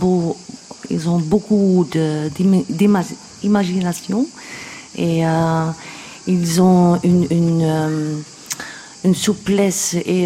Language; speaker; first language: French; non-native, local second language; Dutch